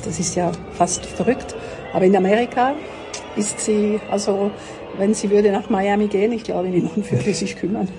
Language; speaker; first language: German; non-native, local second language; French